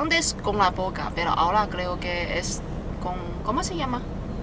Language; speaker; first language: Spanish; non-native, learner; Chinese